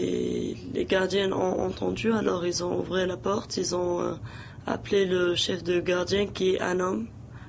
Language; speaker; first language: French; non-native, local second language; Arabic